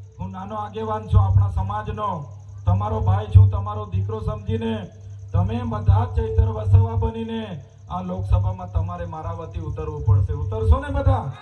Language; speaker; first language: Gujarati; non-native, local second language; Vasavi